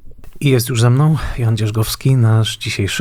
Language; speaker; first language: Polish; native; Polish